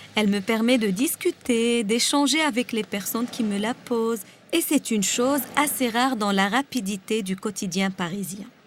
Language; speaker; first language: French; non-native, local second language; Arabic